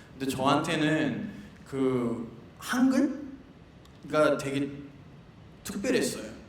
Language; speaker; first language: Korean; non-native, fluent; Nepali